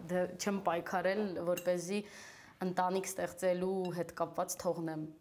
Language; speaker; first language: Armenian; native; Armenian